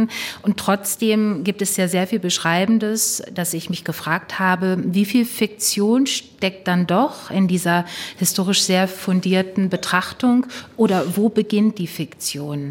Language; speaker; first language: German; native; German